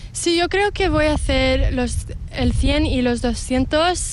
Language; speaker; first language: Spanish; early bilingual, heritage; English